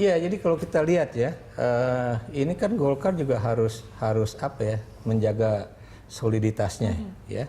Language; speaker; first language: Indonesian; native; Indonesian